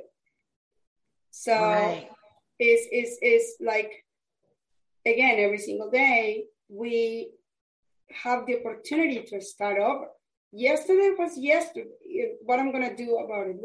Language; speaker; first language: English; non-native, fluent; Spanish